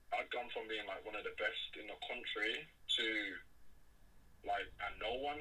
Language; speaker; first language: English; native; English